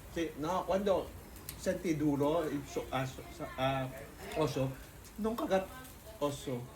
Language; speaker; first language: Italian; non-native, fluent; Filipino